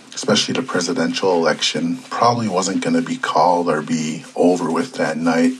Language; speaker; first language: English; native; English